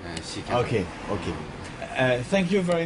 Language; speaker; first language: English; non-native, learner; French